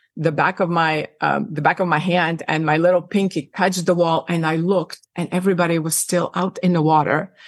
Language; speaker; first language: English; non-native, fluent; Ukrainian